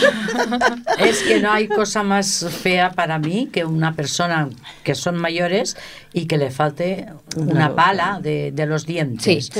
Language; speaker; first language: Catalan; native; Catalan